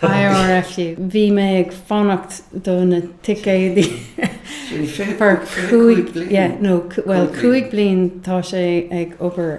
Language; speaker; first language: Irish; non-native, learner; English